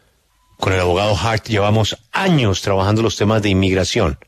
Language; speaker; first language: Spanish; native; Spanish